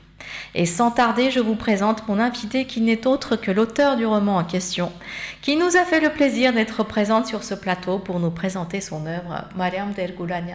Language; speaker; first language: French; native; French